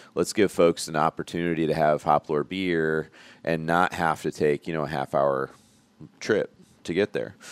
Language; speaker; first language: English; native; English